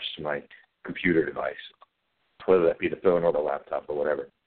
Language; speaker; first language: English; native; English